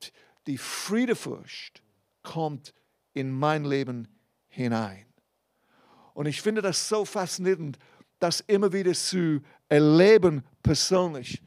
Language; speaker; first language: German; non-native, fluent; English